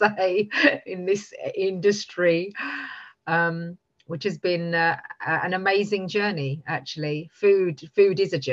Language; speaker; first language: English; native; English